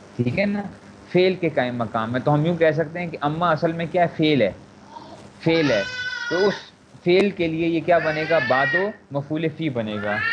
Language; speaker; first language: Urdu; native; Urdu